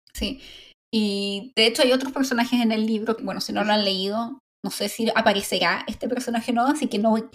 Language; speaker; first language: Spanish; native; Spanish